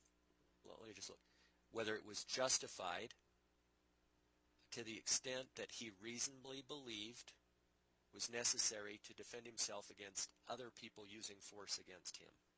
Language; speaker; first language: English; native; English